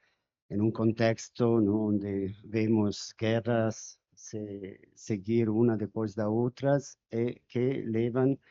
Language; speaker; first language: Portuguese; non-native, fluent; Spanish